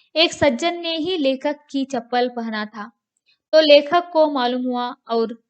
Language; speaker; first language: Hindi; non-native, local second language; Kannada